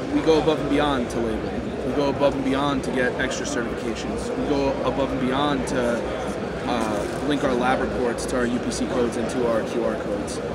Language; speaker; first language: English; native; English